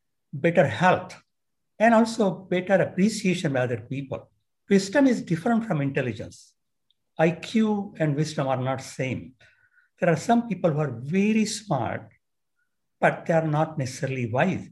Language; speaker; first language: English; non-native, local second language; Marathi